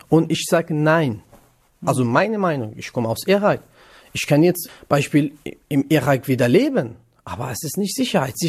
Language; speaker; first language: German; non-native, learner; Kurdish